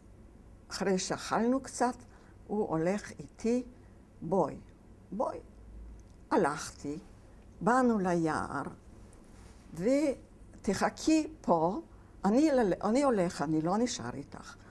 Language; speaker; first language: Hebrew; non-native, fluent; Yiddish